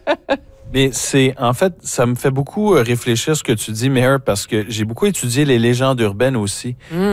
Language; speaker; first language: French; native; French